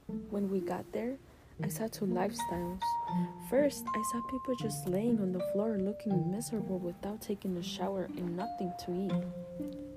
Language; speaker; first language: English; early bilingual, other home language; Spanish